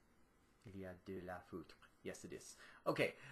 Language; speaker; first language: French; non-native, learner; English